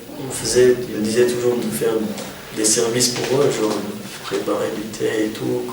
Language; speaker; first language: French; non-native, fluent; Kurdish